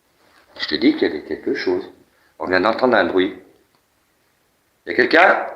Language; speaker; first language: French; native; French